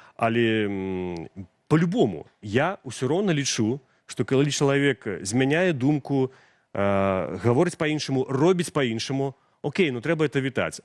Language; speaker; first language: Belarusian; non-native, local second language; Russian